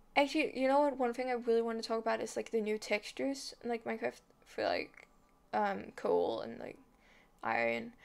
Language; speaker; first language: English; non-native, fluent; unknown